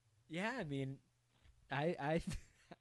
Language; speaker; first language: English; native; English